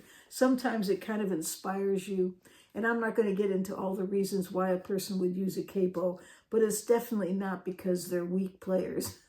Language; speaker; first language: English; native; English